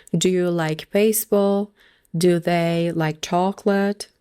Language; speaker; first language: English; non-native, fluent; Persian